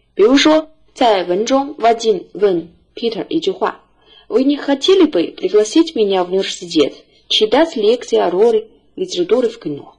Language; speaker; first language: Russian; non-native, fluent; Chinese